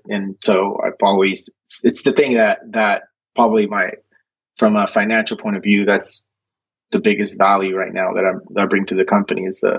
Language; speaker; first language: English; early bilingual, other home language; Spanish